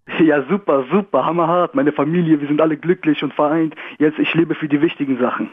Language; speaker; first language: German; early bilingual, other home language; Greek